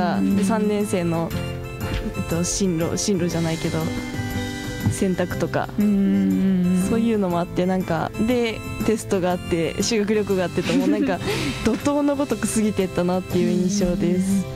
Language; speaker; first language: Japanese; native; Japanese